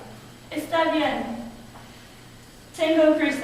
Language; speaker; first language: Spanish; non-native, learner; English